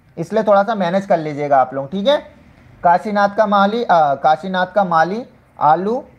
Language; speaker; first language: Hindi; native; Hindi